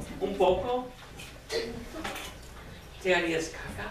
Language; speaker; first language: Spanish; non-native, fluent; English